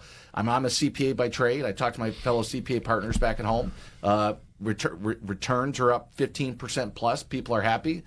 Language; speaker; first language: English; native; English